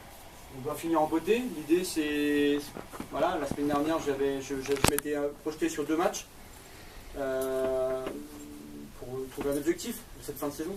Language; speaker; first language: French; native; French